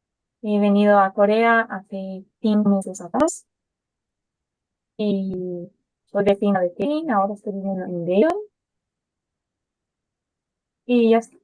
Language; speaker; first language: Spanish; early bilingual, heritage; Spanish